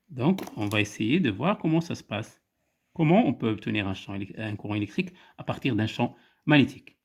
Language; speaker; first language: French; non-native, local second language; Arabic